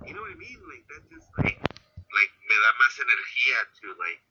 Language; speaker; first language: English; early bilingual, other home language; Spanish